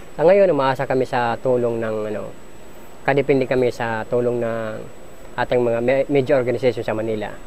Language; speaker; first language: Filipino; non-native, local second language; Waray